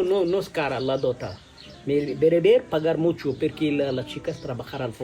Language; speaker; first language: Spanish; non-native, learner; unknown